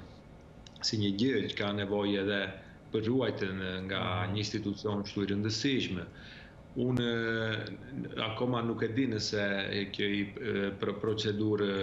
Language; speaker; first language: Albanian; early bilingual, heritage; Albanian